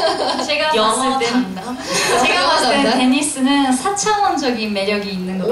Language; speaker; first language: Korean; non-native, fluent; Japanese